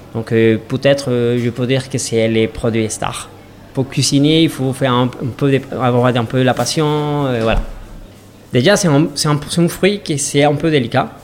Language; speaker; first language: French; non-native, learner; Spanish